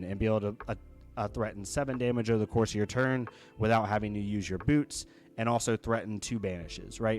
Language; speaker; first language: English; native; English